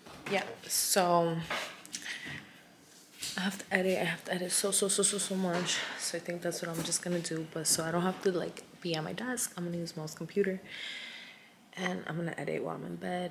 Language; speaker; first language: English; early bilingual, other home language; Spanish